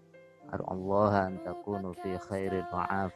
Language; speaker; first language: Arabic; non-native, fluent; Indonesian